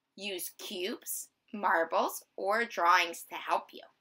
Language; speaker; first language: English; native; English